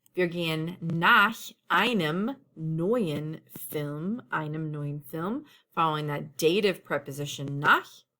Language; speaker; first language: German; non-native, fluent; English